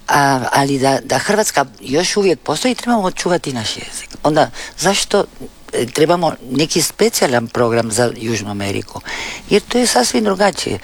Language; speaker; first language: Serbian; early bilingual, heritage; Spanish